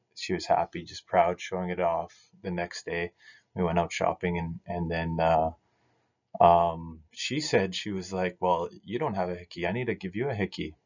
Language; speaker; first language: English; native; English